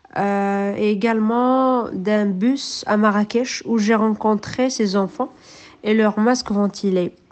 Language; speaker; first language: French; non-native, local second language; Arabic